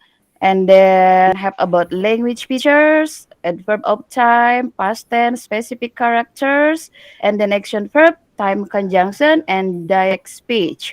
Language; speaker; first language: English; non-native, learner; Indonesian